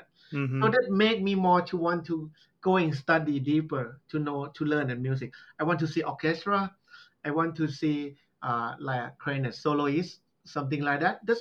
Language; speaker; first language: English; non-native, learner; Thai